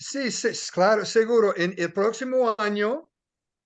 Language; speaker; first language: Spanish; non-native, fluent; English